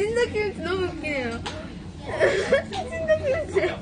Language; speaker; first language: Korean; non-native, fluent; Japanese